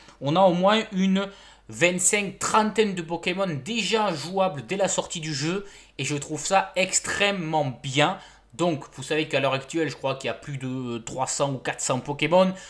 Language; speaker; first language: French; native; French